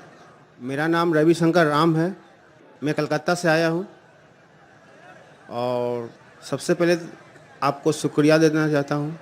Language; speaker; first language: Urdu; non-native, local second language; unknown